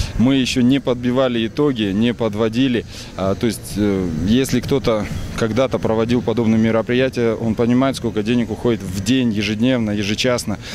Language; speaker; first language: Russian; native; Russian